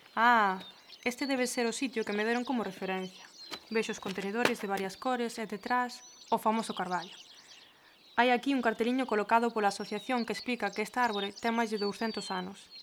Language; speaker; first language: Galician; early bilingual, heritage; Galician